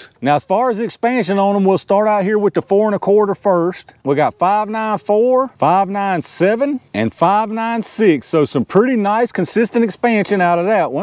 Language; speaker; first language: English; native; English